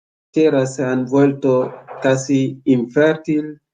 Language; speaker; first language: Spanish; non-native, fluent; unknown